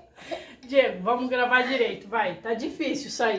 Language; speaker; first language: Portuguese; native; Portuguese